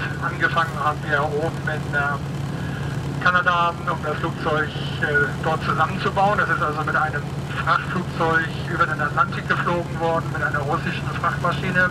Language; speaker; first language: German; native; German